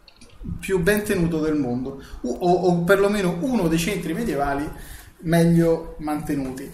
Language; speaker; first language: Italian; native; Italian